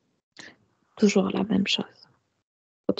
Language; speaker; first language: French; non-native, fluent; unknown